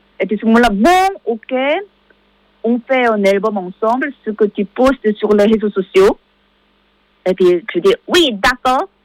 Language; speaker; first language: French; non-native, learner; Korean